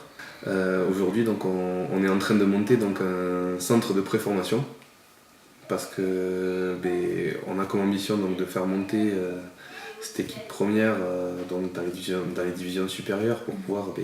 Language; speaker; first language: French; native; French